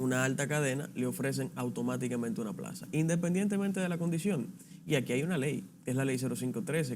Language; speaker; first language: Spanish; native; Spanish